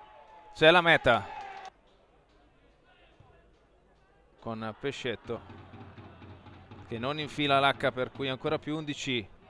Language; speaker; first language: Italian; native; Italian